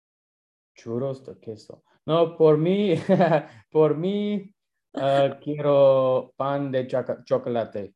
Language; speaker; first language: Spanish; non-native, learner; English